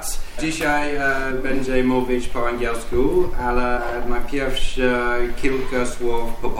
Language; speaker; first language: Polish; non-native, learner; English